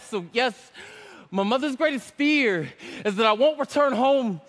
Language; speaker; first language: English; native; English